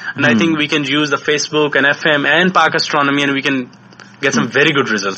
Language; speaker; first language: English; non-native, local second language; Urdu